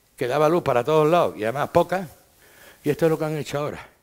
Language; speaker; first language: Spanish; native; Spanish